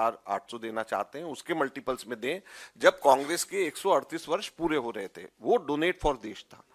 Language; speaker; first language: Hindi; native; Hindi